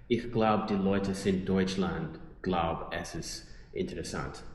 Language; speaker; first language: German; non-native, learner; English